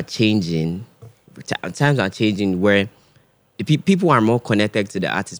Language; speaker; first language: English; non-native, local second language; Igbo